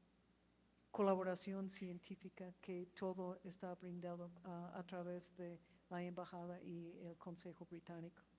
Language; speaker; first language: Spanish; non-native, fluent; English